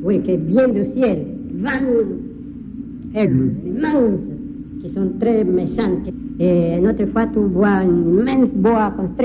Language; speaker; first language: French; non-native, learner; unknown